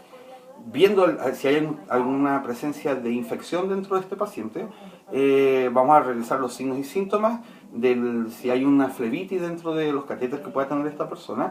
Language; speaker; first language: Spanish; native; Spanish